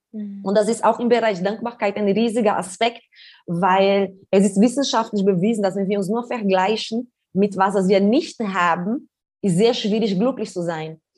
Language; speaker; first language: German; non-native, fluent; Portuguese